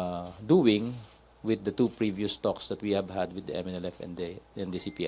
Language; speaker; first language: English; non-native, local second language; Filipino